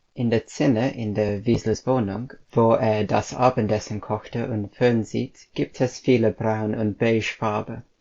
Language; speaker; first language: German; non-native, learner; English